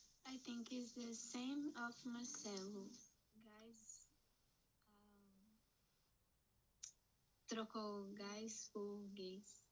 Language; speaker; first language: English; non-native, learner; Portuguese